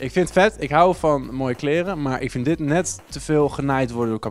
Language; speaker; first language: Dutch; native; Dutch